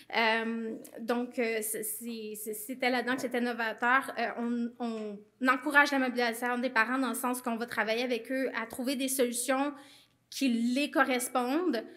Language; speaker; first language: French; native; French